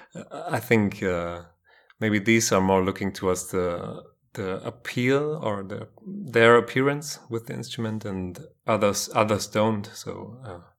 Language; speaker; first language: English; non-native, fluent; German